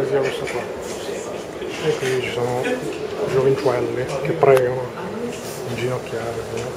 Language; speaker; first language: Italian; early bilingual, other home language; Albanian